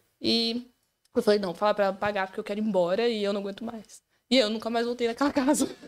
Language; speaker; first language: Portuguese; native; Portuguese